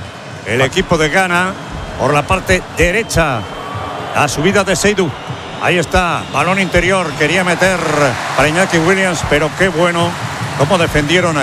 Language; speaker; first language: Spanish; native; Spanish